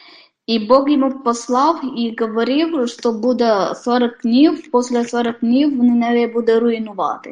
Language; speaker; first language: Ukrainian; non-native, fluent; Polish